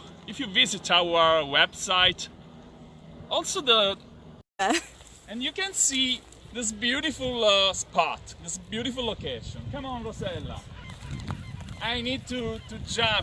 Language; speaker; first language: English; non-native, fluent; Italian